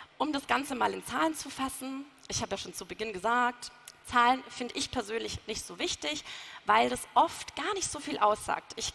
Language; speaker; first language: German; native; German